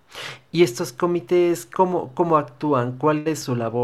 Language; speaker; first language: Spanish; native; Spanish